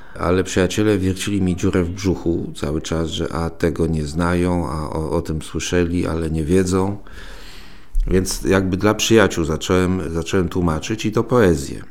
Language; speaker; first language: Polish; early bilingual, other home language; Spanish